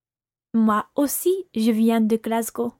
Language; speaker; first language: French; non-native, learner; English